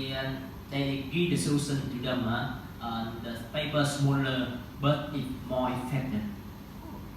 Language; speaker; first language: English; non-native, learner; Vietnamese